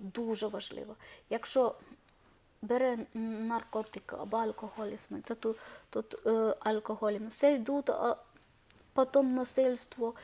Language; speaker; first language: Ukrainian; non-native, learner; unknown